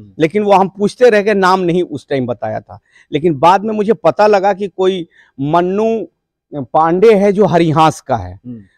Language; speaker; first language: Hindi; native; Hindi